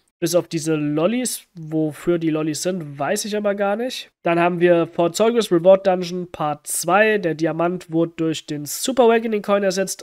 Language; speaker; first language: German; native; German